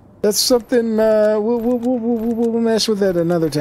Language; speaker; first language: English; native; English